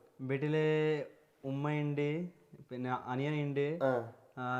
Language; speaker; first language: Malayalam; non-native, local second language; Bangla